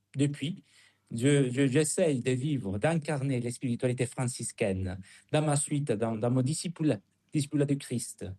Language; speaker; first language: French; non-native, fluent; Spanish